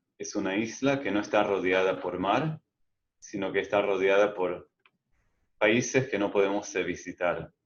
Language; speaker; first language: Spanish; non-native, fluent; Hebrew